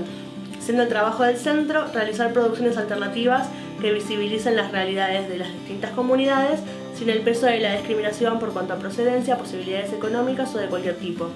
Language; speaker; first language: Spanish; native; Spanish